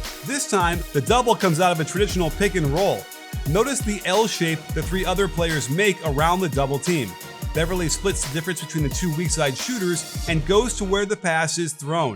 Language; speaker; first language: English; native; English